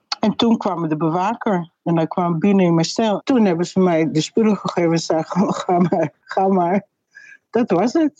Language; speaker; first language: Dutch; non-native, fluent; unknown